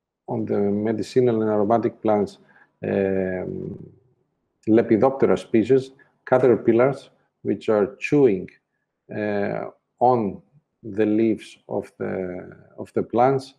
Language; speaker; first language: English; non-native, fluent; Greek